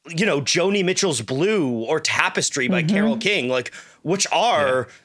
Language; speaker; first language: English; native; English